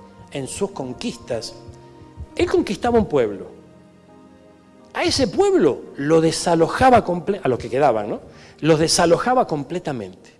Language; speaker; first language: Spanish; native; Spanish